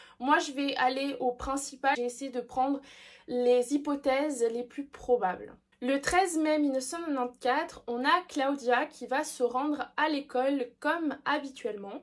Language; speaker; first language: French; early bilingual, other home language; Portuguese